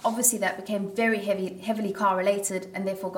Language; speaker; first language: English; native; English